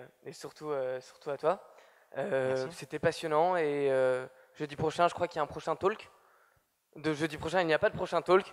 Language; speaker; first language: French; native; French